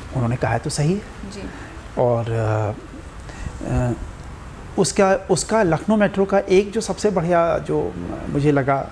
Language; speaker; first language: Hindi; native; Hindi